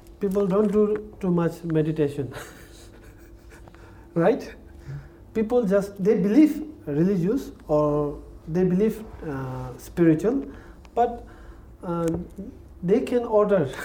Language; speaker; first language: English; non-native, learner; Tibetan